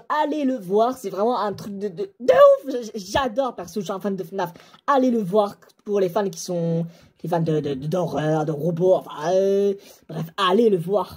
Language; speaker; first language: French; native; French